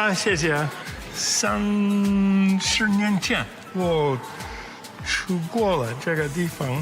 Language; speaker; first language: Chinese; non-native, learner; English